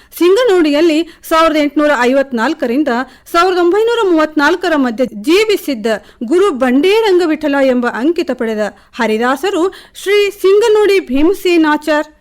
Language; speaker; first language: Kannada; native; Kannada